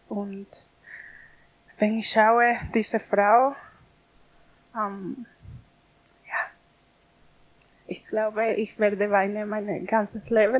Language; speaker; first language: German; non-native, learner; Spanish